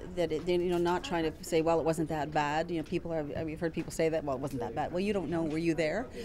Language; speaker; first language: English; native; English